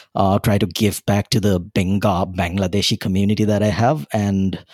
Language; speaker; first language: English; non-native, local second language; Bangla